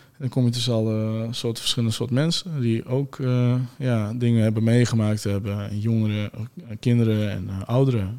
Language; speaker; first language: Dutch; early bilingual, other home language; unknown